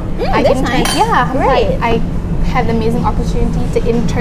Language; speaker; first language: English; non-native, local second language; Malay